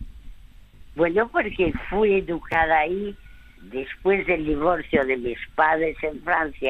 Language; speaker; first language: Spanish; early bilingual, other home language; French